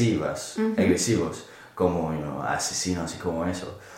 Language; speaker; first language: Spanish; non-native, learner; English